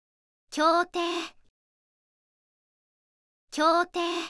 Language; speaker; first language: Japanese; native; Japanese